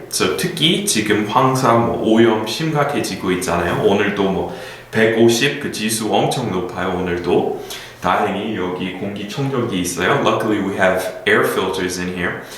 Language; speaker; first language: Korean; non-native, fluent; English